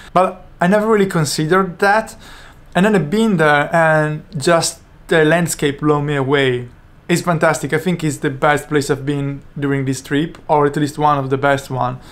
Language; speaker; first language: English; non-native, fluent; Italian